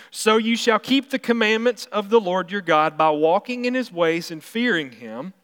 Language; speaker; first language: English; native; English